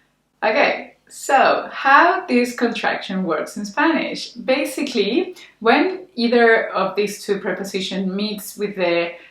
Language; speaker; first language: English; non-native, fluent; Spanish